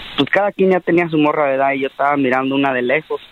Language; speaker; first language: Spanish; early bilingual, heritage; Spanish